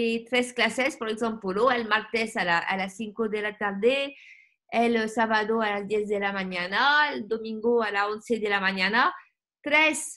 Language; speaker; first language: Spanish; non-native, learner; French